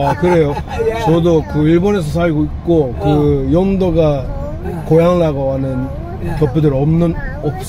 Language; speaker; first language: Japanese; native; Japanese